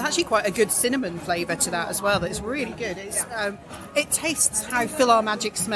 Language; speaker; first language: English; native; English